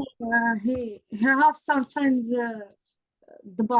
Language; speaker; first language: English; non-native, learner; Arabic